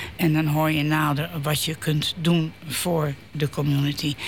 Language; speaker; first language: Dutch; native; Dutch